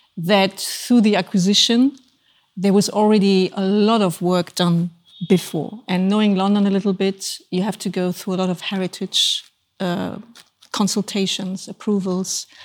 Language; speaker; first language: English; non-native, fluent; German